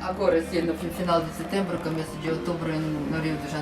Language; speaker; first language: Portuguese; non-native, fluent; Russian